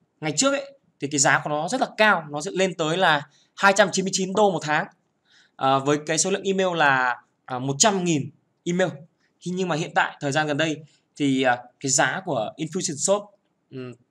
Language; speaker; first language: Vietnamese; native; Vietnamese